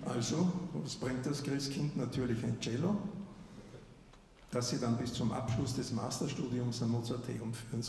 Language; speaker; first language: German; native; German